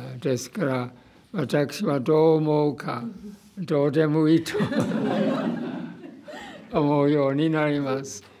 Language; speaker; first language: Japanese; non-native, fluent; English